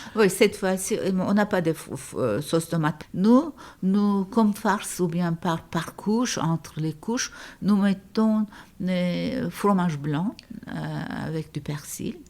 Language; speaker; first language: French; non-native, fluent; Turkish